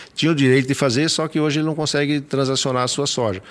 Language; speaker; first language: Portuguese; native; Portuguese